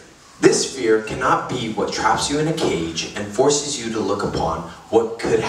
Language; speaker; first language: English; native; English